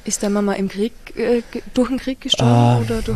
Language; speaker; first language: German; native; German